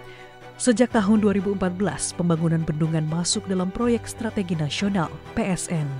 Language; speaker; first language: Indonesian; native; Indonesian